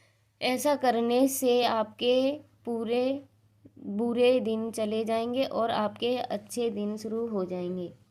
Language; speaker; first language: Hindi; native; Hindi